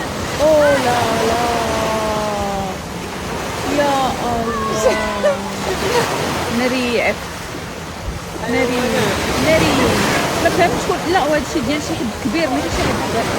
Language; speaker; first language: Arabic; native; Arabic